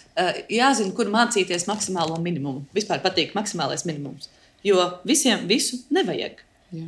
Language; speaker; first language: Latvian; early bilingual, heritage; Latvian